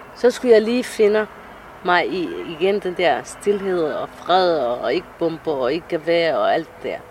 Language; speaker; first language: Danish; non-native, fluent; Somali